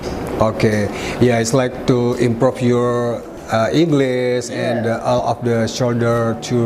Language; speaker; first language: English; non-native, learner; Indonesian